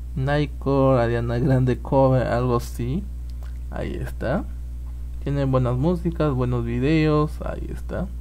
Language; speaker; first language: Spanish; native; Spanish